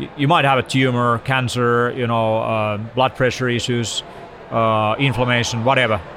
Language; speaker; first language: English; non-native, fluent; Finnish